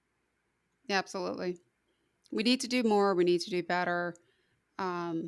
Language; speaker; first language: English; native; English